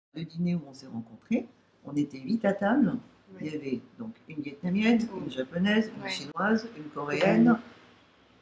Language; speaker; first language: French; non-native, fluent; Japanese